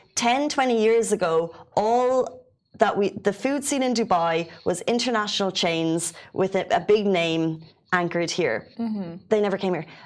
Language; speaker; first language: English; native; English